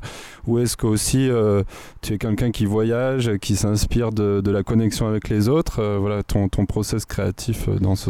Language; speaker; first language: French; native; French